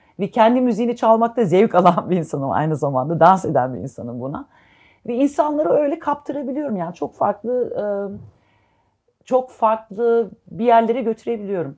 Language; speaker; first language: Turkish; early bilingual, heritage; Turkish